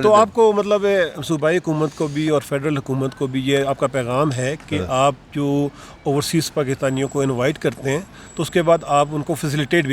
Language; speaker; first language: Urdu; native; Urdu